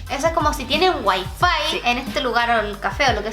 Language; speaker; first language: Spanish; native; Spanish